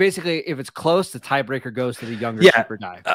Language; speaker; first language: English; native; English